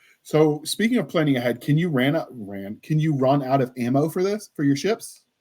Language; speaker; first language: English; native; English